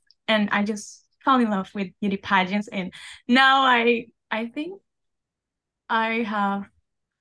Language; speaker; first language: English; non-native, fluent; Spanish